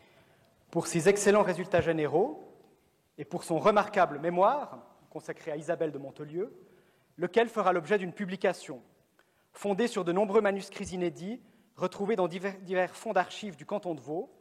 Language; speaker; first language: French; native; French